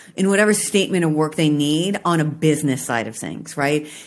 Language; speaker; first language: English; native; English